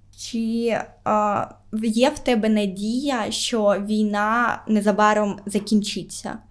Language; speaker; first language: Ukrainian; native; Ukrainian